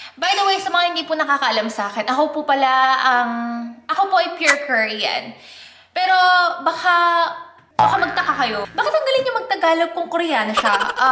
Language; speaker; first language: Filipino; non-native, fluent; Korean